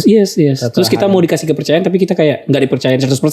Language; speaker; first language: Indonesian; native; Indonesian